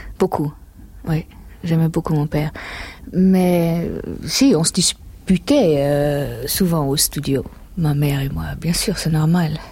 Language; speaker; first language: French; non-native, fluent; German